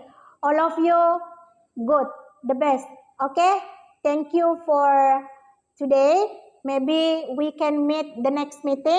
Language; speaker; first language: English; non-native, learner; Indonesian